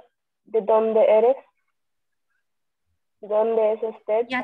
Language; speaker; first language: Spanish; non-native, learner; Arabic